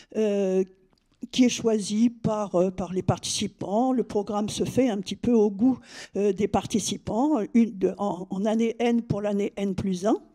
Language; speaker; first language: French; native; French